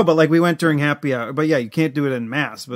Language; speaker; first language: English; native; English